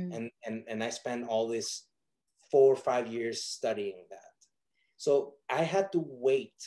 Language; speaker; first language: English; non-native, fluent; Spanish